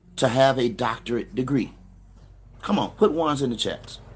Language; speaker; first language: English; native; English